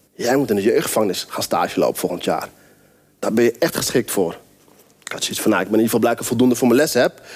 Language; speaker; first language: Dutch; native; Dutch